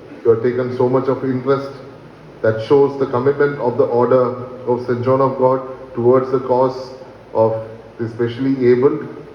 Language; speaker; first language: English; non-native, local second language; Malayalam